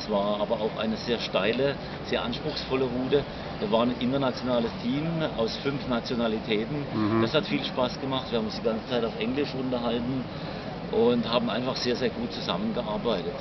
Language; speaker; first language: German; native; German